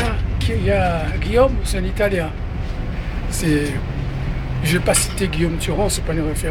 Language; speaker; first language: French; non-native, fluent; Portuguese